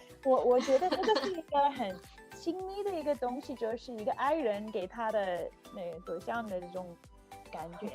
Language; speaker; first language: Chinese; non-native, fluent; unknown